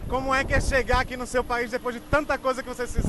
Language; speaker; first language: Portuguese; native; Portuguese